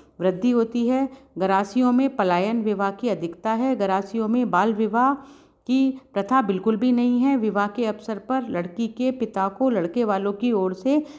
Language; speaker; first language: Hindi; native; Hindi